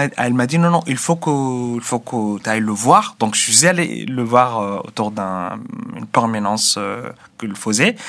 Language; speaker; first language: French; non-native, fluent; Arabic